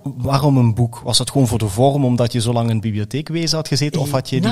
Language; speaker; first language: Dutch; native; Dutch